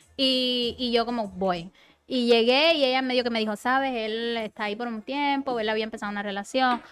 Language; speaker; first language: Spanish; native; Spanish